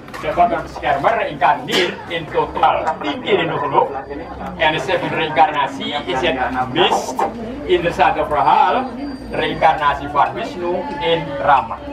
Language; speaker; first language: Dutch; non-native, learner; Indonesian